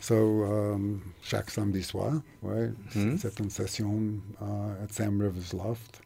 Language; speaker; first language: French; non-native, learner; English